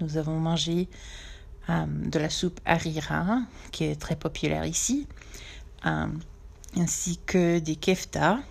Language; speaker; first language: French; non-native, fluent; English